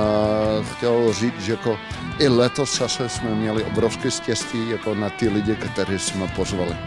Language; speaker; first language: Czech; non-native, fluent; Dutch